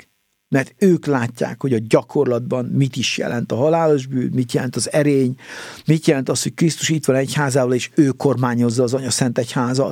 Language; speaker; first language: Hungarian; native; Hungarian